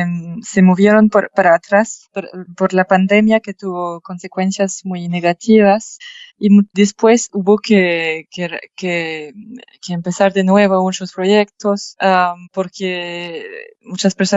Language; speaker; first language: Spanish; non-native, fluent; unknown